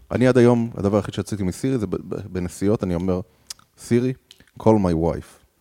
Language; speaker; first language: Hebrew; native; Hebrew